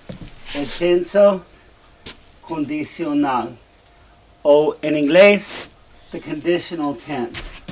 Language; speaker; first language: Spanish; non-native, learner; English